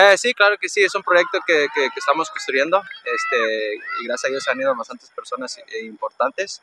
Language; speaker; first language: Spanish; early bilingual, heritage; Spanish